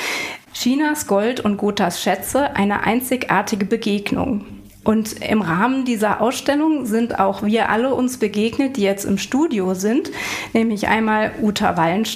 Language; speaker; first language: German; native; German